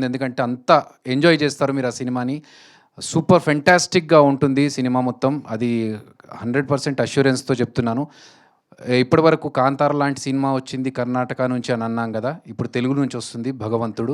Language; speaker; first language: Telugu; native; Telugu